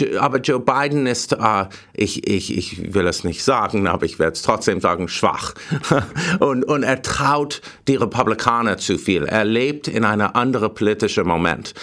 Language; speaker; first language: German; non-native, fluent; English